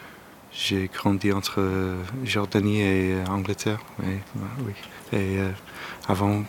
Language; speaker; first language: French; non-native, learner; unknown